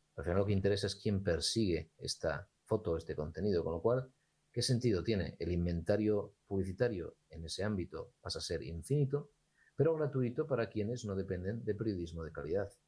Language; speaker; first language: Spanish; native; Spanish